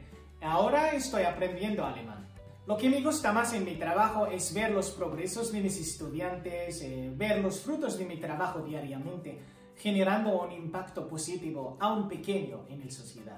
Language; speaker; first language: Spanish; non-native, fluent; Arabic